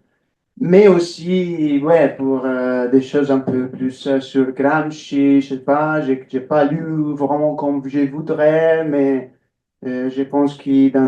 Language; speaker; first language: French; non-native, fluent; Italian